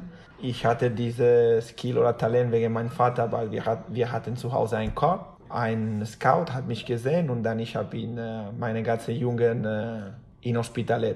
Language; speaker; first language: German; non-native, fluent; Spanish